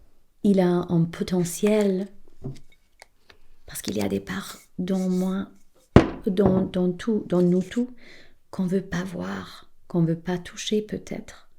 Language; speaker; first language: French; non-native, fluent; German